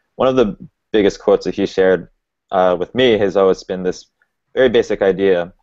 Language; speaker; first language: English; native; English